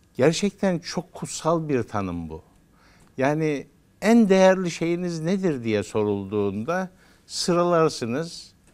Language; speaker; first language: Turkish; native; Turkish